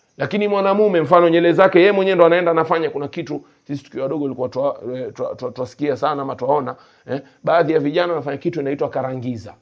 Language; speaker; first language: Swahili; native; Swahili